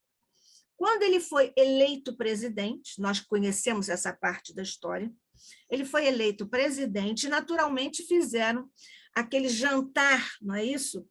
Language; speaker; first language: Portuguese; native; Portuguese